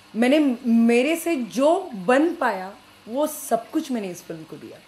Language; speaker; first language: Hindi; non-native, local second language; Marathi